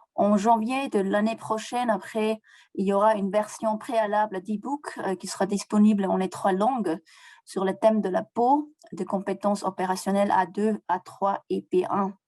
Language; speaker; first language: French; non-native, local second language; German